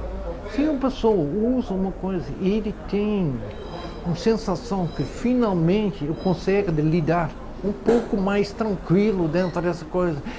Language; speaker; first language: Portuguese; non-native, fluent; Dutch